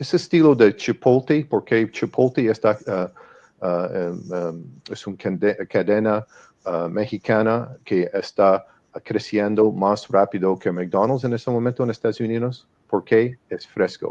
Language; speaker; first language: Spanish; non-native, fluent; English